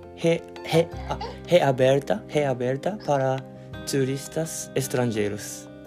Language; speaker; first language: Portuguese; non-native, learner; Japanese